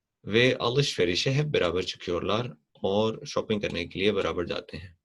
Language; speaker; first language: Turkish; non-native, fluent; Urdu